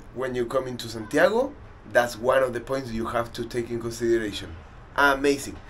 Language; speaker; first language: English; non-native, fluent; Spanish